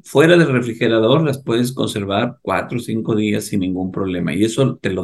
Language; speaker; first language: Spanish; native; Spanish